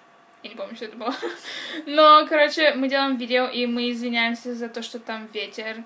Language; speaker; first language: Russian; early bilingual, heritage; Russian